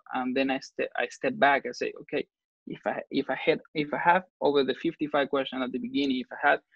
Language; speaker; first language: English; non-native, fluent; Spanish